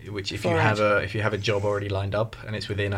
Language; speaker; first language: English; native; English